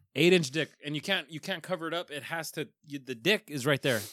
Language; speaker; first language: English; early bilingual, other home language; Spanish